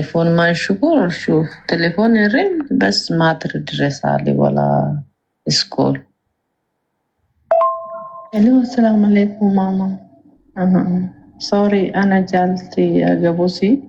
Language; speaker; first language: Arabic; non-native, learner; Amharic